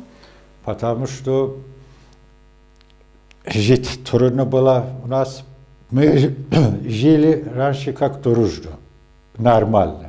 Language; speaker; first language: Russian; non-native, learner; Azerbaijani